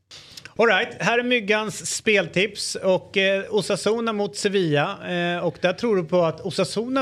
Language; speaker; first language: Swedish; native; Swedish